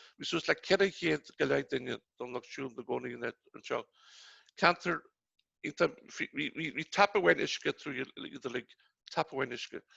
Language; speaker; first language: Irish; native; Irish